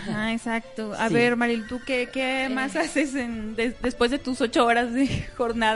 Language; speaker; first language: Spanish; native; Spanish